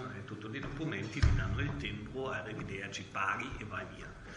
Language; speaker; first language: Italian; non-native, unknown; German